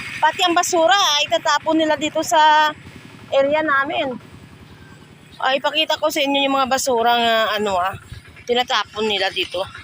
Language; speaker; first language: Filipino; non-native, local second language; Hiligaynon